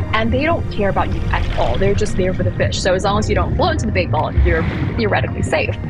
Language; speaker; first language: English; early bilingual, other home language; Thai